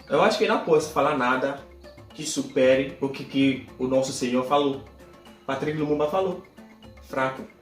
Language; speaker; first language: Portuguese; non-native, fluent; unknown